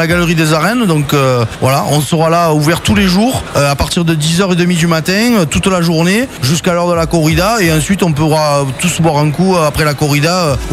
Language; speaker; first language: French; native; French